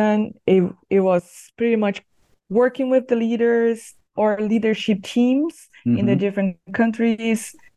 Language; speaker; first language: English; non-native, fluent; Portuguese